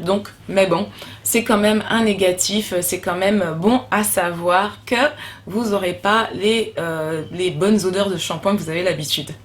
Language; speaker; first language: French; native; French